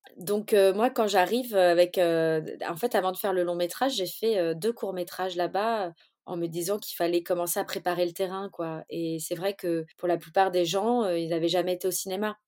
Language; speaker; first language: French; early bilingual, other home language; Portuguese